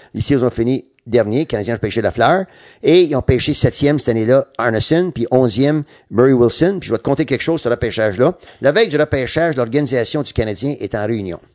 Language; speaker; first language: French; non-native, local second language; English